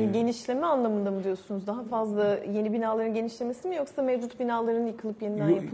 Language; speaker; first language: Turkish; native; Turkish